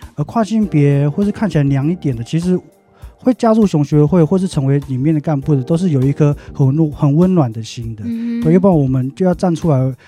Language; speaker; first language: Chinese; native; Chinese